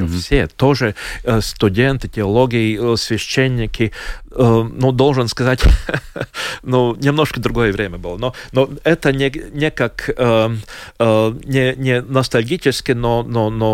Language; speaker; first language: Russian; non-native, local second language; Latvian